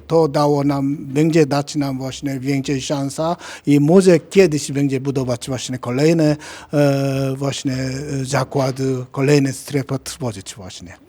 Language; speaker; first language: Polish; non-native, learner; Korean